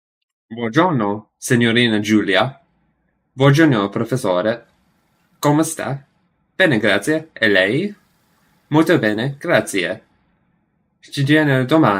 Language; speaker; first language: Italian; non-native, learner; English